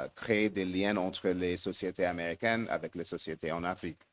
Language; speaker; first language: French; non-native, fluent; English